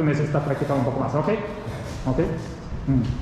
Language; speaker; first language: Spanish; non-native, learner; Korean